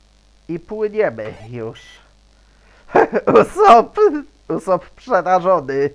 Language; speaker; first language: Polish; native; Polish